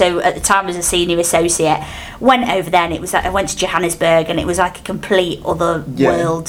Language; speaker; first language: English; native; English